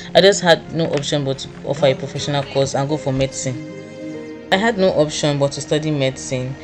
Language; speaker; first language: English; non-native, local second language; Yoruba